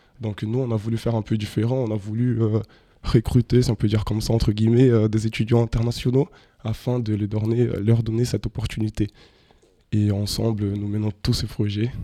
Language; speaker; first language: French; non-native, fluent; Portuguese